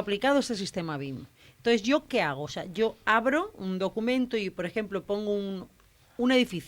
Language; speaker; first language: Spanish; native; Spanish